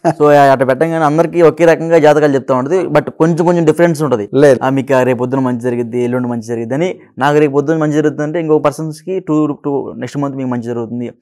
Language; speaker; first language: Telugu; native; Telugu